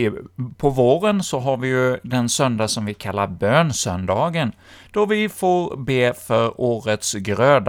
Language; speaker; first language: Swedish; native; Swedish